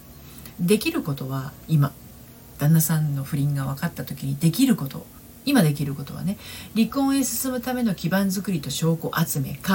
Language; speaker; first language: Japanese; native; Japanese